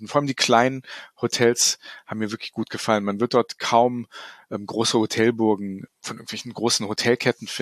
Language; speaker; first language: German; native; German